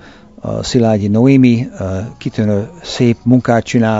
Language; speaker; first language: Hungarian; early bilingual, heritage; Hungarian